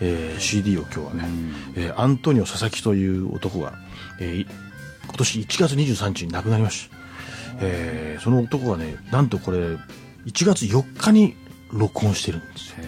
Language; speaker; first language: Japanese; native; Japanese